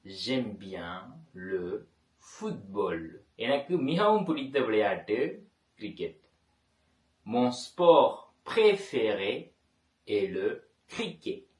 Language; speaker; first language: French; non-native, fluent; Tamil